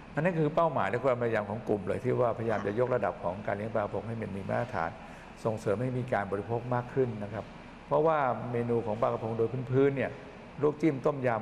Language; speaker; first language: Thai; native; Thai